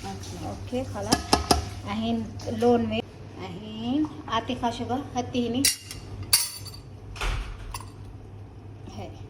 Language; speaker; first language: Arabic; non-native, learner; Urdu